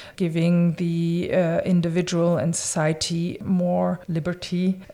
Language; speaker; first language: English; early bilingual, other home language; French